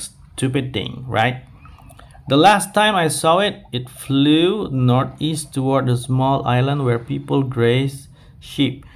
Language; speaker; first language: English; non-native, learner; Indonesian